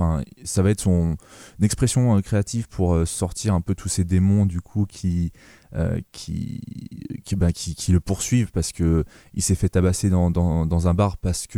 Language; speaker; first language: French; native; French